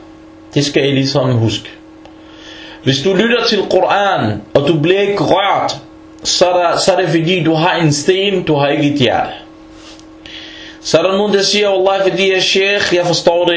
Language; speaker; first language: Danish; early bilingual, other home language; Arabic